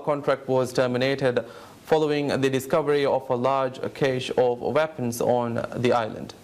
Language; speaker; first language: English; non-native, local second language; Divehi